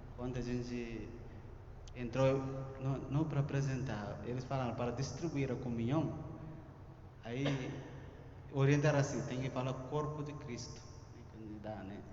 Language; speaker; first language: Portuguese; non-native, fluent; Tamil